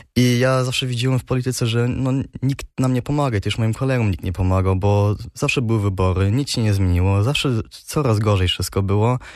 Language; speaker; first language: Polish; early bilingual, heritage; Polish